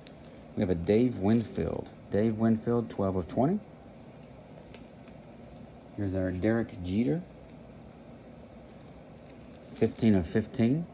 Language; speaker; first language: English; native; English